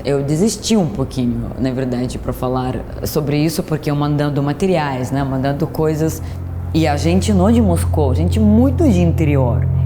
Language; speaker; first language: Portuguese; non-native, fluent; Russian